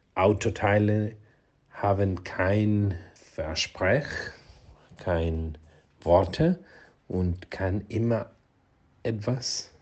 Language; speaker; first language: German; non-native, learner; Spanish